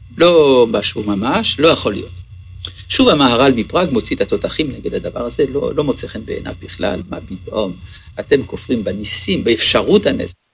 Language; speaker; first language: Hebrew; early bilingual, other home language; French